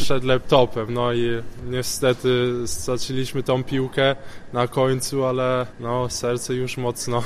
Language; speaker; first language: Polish; early bilingual, heritage; Polish